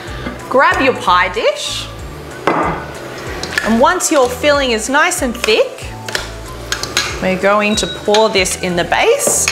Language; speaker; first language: English; native; English